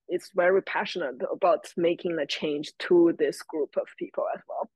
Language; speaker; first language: English; non-native, fluent; Chinese